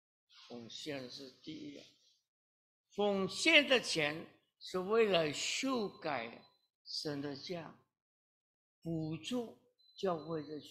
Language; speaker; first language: Chinese; early bilingual, heritage; Chinese